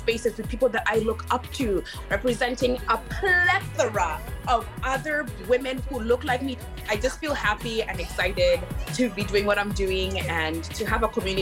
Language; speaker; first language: English; non-native, local second language; Luo (Kenya and Tanzania)